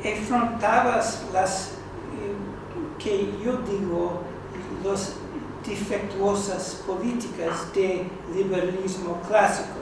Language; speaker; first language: Spanish; non-native, fluent; English